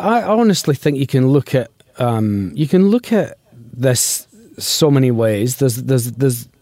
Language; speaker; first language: English; native; English